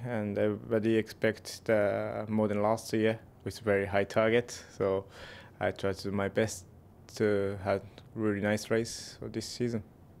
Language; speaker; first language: English; non-native, learner; Japanese